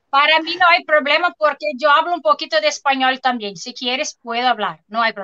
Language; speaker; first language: Spanish; non-native, learner; Portuguese